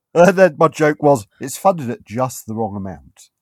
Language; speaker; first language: English; native; English